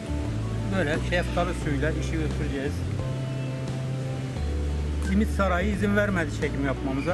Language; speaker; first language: Turkish; native; Turkish